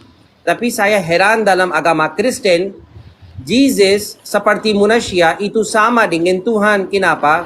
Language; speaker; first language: Indonesian; non-native, learner; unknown